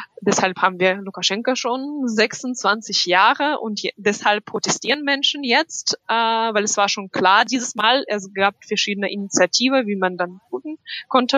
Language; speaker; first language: German; non-native, fluent; Russian